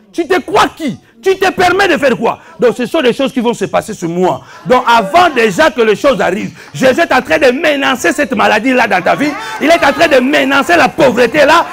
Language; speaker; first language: French; non-native, fluent; Lingala